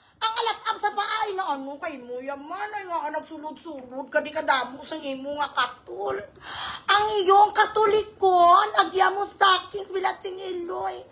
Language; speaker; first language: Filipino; non-native, local second language; Hiligaynon